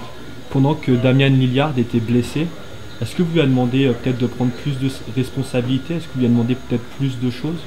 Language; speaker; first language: French; native; French